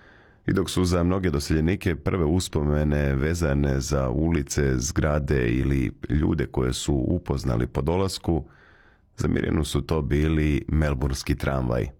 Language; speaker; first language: Serbian; native; Serbian